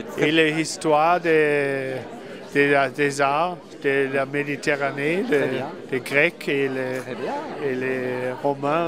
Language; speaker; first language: French; non-native, learner; German